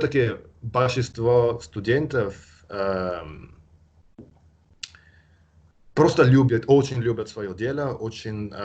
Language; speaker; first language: Russian; non-native, fluent; Italian